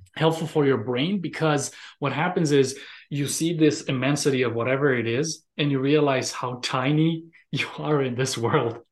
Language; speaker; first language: English; non-native, fluent; Romanian